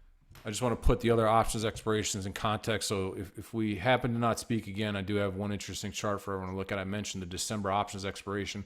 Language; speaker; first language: English; native; English